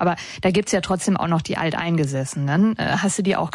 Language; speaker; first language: German; native; German